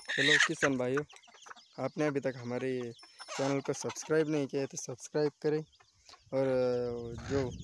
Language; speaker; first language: Hindi; non-native, local second language; Marathi